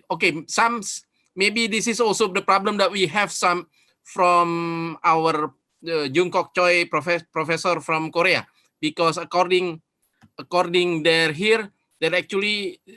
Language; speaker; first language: English; non-native, fluent; Indonesian